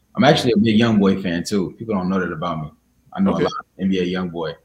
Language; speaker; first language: English; native; English